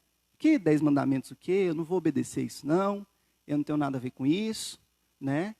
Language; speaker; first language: Portuguese; native; Portuguese